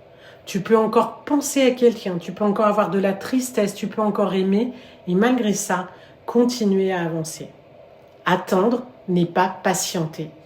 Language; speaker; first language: French; native; French